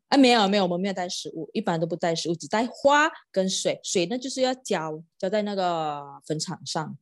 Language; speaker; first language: Chinese; non-native, local second language; Malay